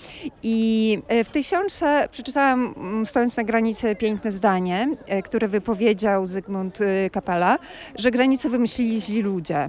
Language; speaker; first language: Polish; non-native, fluent; Ukrainian